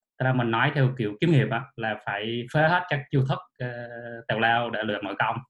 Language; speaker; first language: Vietnamese; native; Vietnamese